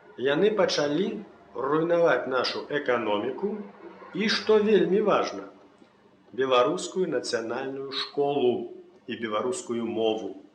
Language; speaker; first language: Belarusian; native; Belarusian